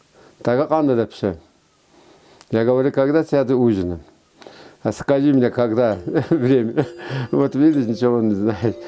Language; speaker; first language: Russian; non-native, local second language; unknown